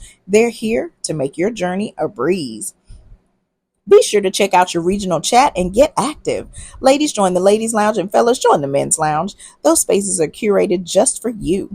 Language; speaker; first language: English; native; English